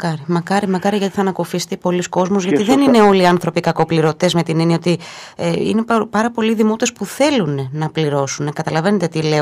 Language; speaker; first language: Greek; native; Greek